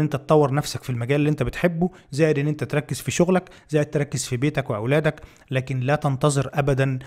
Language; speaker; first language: Arabic; native; Arabic